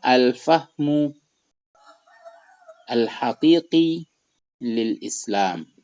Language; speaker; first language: Arabic; non-native, fluent; Indonesian